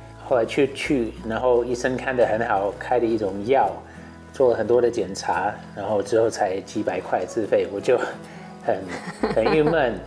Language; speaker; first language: Chinese; non-native, fluent; English